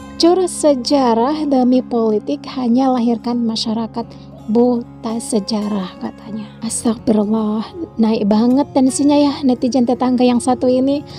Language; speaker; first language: Indonesian; native; Indonesian